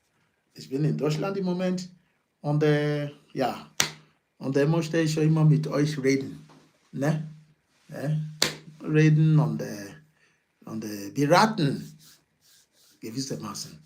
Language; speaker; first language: German; non-native, learner; Yoruba